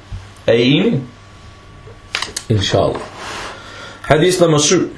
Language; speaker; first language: Danish; early bilingual, other home language; Arabic